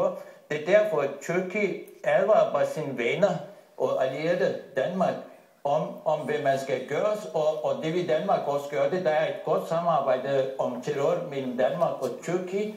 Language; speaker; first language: Danish; non-native, fluent; Turkish